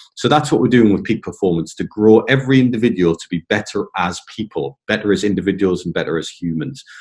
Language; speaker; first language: English; native; English